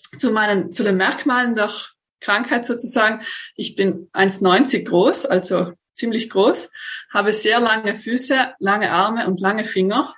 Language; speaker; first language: German; native; German